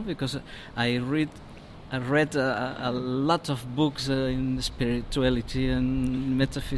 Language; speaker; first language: English; non-native, learner; Spanish